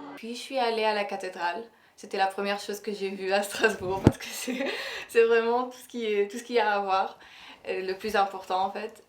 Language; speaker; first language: French; non-native, local second language; Arabic